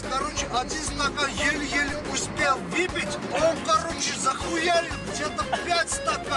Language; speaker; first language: Russian; non-native, fluent; Armenian